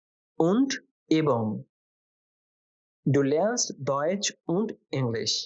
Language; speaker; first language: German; non-native, fluent; Bangla